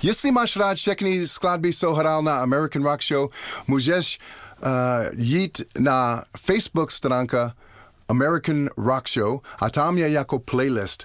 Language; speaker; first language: Czech; non-native, learner; English